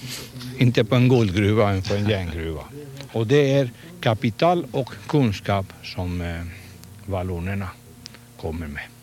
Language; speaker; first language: Swedish; non-native, fluent; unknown